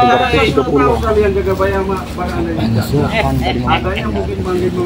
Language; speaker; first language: Indonesian; native; Indonesian